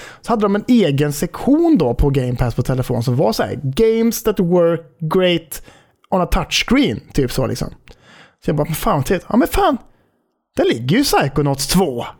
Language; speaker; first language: Swedish; native; Swedish